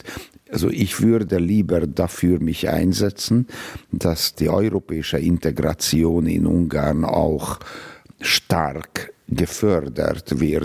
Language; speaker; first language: German; non-native, fluent; Hungarian